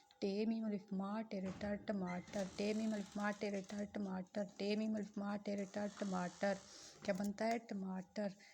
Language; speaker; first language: Urdu; non-native, local second language; Punjabi